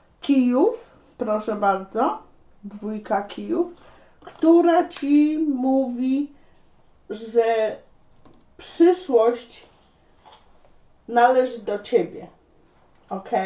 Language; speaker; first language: Polish; native; Polish